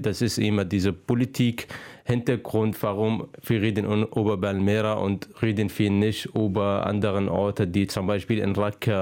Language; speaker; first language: German; non-native, fluent; Arabic